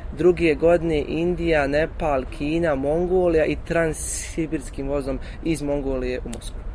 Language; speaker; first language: Bosnian; native; Bosnian